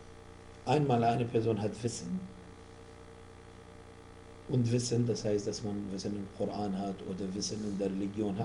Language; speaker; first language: German; non-native, fluent; Arabic